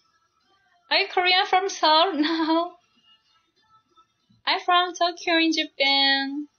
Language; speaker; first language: English; non-native, learner; Japanese